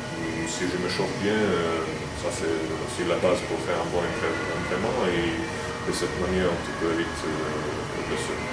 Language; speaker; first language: French; non-native, fluent; Croatian